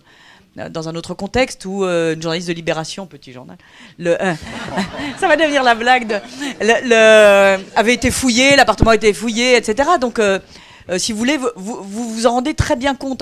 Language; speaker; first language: French; native; French